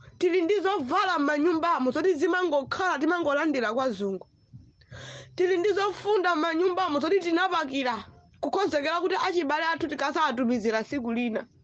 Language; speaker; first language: Nyanja; non-native, local second language; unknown